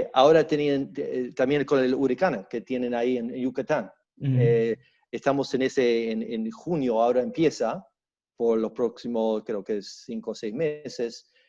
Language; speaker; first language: Spanish; early bilingual, heritage; Spanish